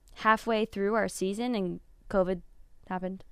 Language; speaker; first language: English; native; English